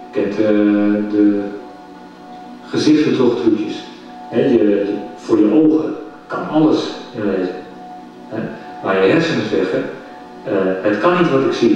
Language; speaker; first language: Dutch; native; Dutch